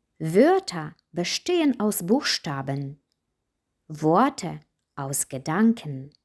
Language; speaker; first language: German; non-native, fluent; Ukrainian